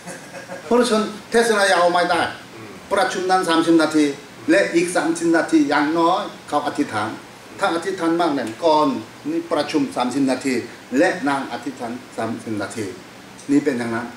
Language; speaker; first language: Thai; non-native, fluent; Korean